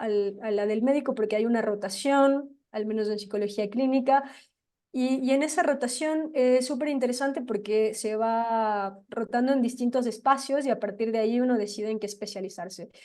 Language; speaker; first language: Spanish; native; Spanish